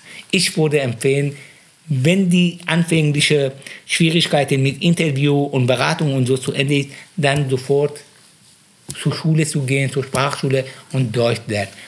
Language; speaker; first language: German; non-native, fluent; Persian